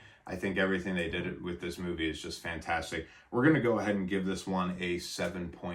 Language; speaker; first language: English; native; English